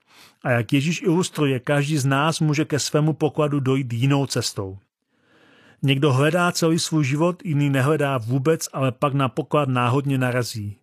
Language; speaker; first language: Czech; native; Czech